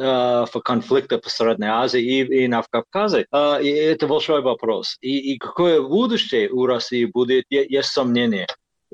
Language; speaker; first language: Russian; non-native, fluent; English